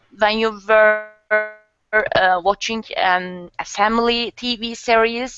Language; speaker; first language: English; non-native, learner; Turkish